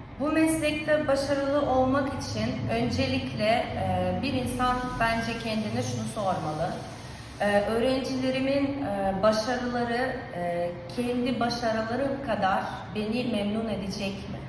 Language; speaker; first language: Turkish; non-native, fluent; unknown